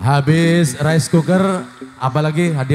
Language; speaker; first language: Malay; non-native, local second language; Javanese